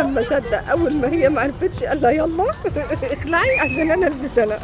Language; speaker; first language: Arabic; native; Arabic